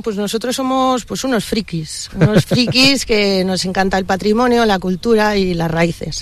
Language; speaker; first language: Spanish; native; Spanish